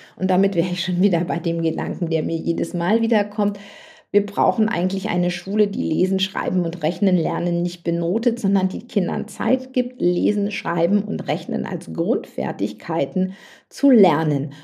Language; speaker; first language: German; native; German